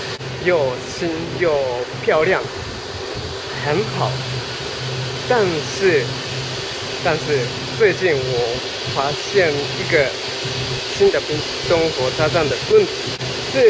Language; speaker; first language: Chinese; non-native, fluent; Japanese